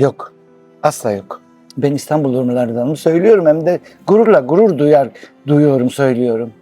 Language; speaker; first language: Turkish; non-native, local second language; Greek